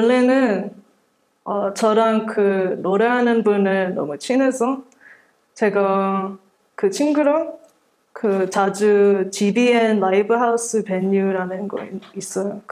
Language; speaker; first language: Korean; early bilingual, heritage; English